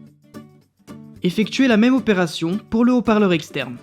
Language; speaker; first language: French; native; French